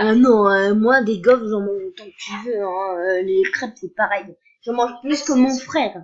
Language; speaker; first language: French; native; French